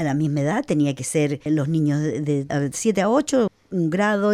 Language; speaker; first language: Spanish; native; Spanish